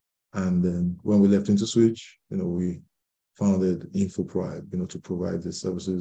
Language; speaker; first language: English; non-native, local second language; Yoruba